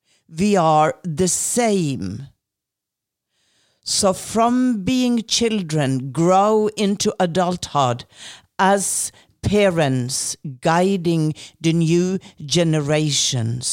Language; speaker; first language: English; non-native, fluent; Norwegian